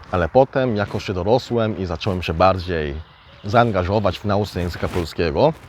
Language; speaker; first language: Polish; early bilingual, other home language; Korean